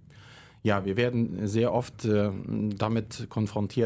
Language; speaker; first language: German; native; German